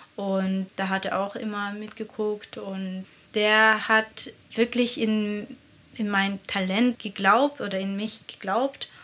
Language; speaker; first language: German; non-native, fluent; Latvian